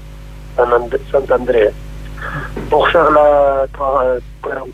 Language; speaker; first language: French; non-native, local second language; Arabic